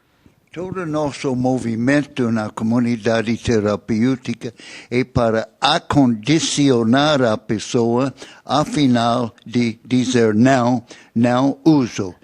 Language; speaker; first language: Portuguese; non-native, fluent; English